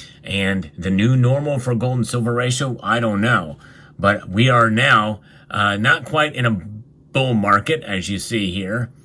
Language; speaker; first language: English; native; English